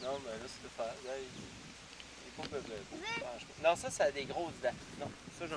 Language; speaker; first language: French; native; French